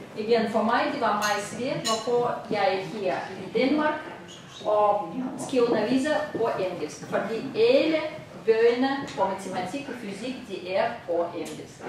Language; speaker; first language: Danish; non-native, fluent; Russian